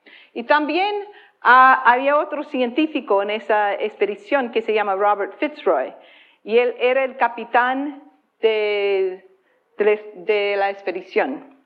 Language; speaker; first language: Spanish; non-native, fluent; English